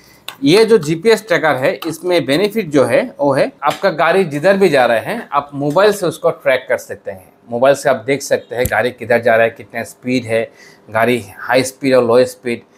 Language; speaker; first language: Hindi; non-native, fluent; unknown